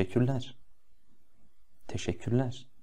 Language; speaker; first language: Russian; non-native, fluent; Turkish